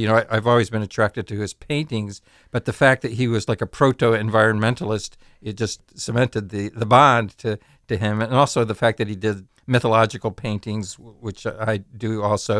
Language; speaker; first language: English; native; English